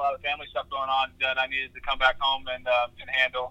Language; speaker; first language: English; native; English